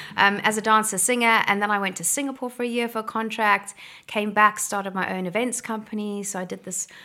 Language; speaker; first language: English; native; English